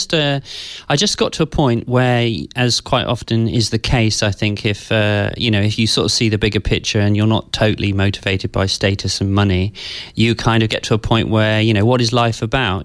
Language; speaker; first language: English; native; English